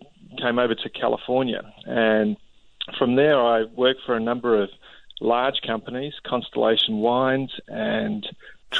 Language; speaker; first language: English; native; English